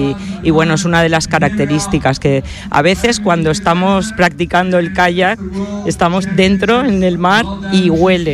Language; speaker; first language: Spanish; native; Spanish